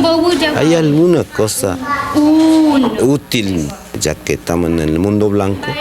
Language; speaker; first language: Spanish; non-native, local second language; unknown